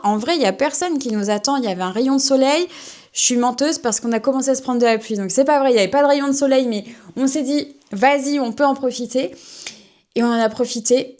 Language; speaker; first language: French; native; French